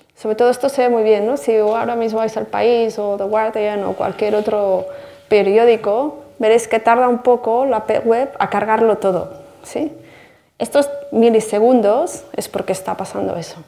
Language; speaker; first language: Spanish; native; Spanish